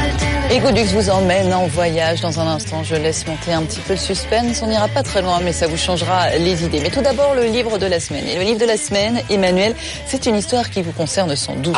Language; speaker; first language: French; native; French